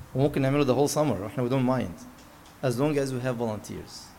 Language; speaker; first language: English; non-native, fluent; Arabic